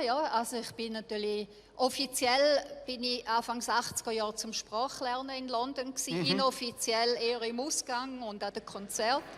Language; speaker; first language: German; native; German